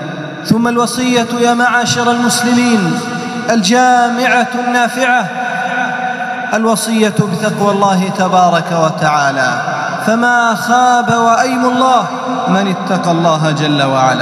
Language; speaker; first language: Arabic; native; Arabic